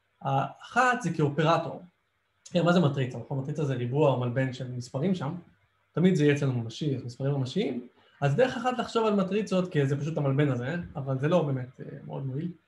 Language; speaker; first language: Hebrew; native; Hebrew